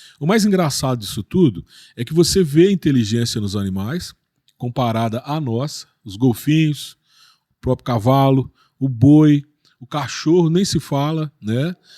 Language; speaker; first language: Portuguese; native; Portuguese